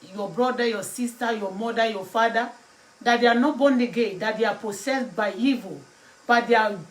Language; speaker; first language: English; non-native, local second language; Yoruba